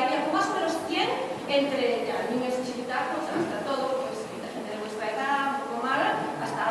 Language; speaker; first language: Spanish; native; Spanish